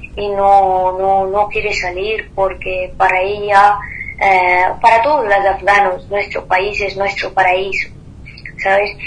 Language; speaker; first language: Spanish; non-native, fluent; Persian